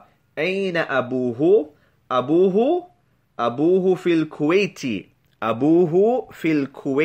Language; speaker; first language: Arabic; non-native, fluent; English